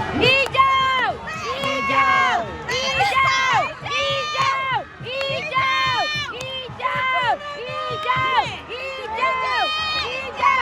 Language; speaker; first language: Indonesian; non-native, local second language; Minangkabau